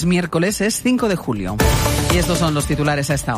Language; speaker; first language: Spanish; native; Spanish